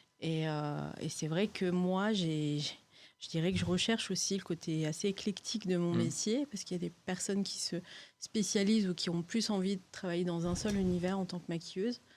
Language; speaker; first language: French; early bilingual, other home language; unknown